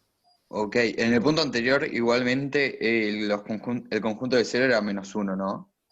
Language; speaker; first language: Spanish; native; Spanish